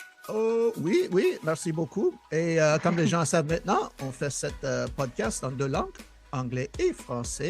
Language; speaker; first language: French; non-native, fluent; English